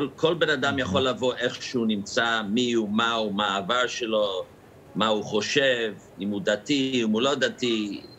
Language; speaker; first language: Hebrew; non-native, fluent; English